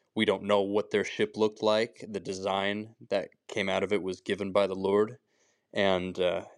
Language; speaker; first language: English; native; English